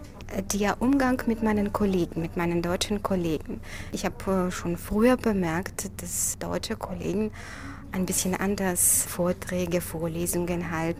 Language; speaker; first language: German; non-native, fluent; Russian